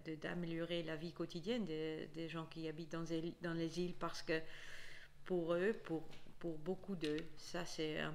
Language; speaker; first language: French; non-native, fluent; Dutch